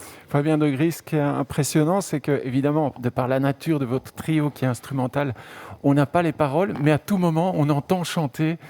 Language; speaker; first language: French; native; French